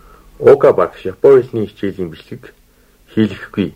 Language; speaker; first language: Mongolian; native; Mongolian